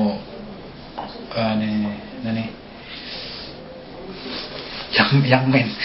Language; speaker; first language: Japanese; non-native, learner; Indonesian